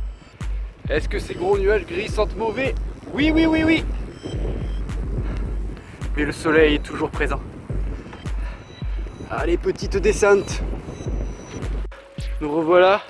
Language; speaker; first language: French; native; French